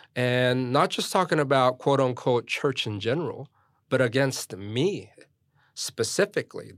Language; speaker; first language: English; early bilingual, other home language; Korean